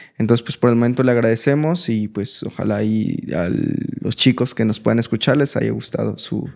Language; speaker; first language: Spanish; native; Spanish